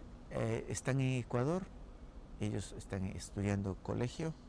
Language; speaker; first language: Spanish; non-native, local second language; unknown